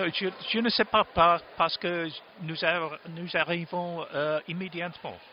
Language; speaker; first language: French; non-native, learner; German